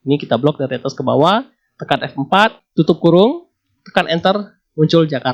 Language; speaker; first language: Indonesian; native; Indonesian